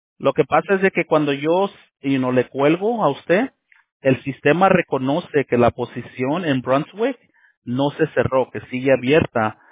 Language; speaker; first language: Spanish; early bilingual, heritage; Spanish